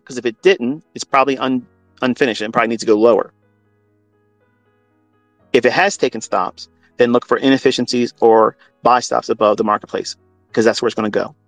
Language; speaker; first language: English; native; English